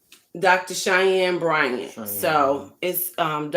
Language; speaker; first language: English; native; English